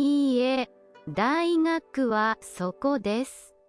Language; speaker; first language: Japanese; non-native, learner; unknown